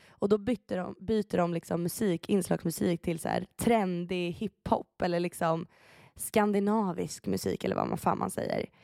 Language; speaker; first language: Swedish; early bilingual, other home language; Persian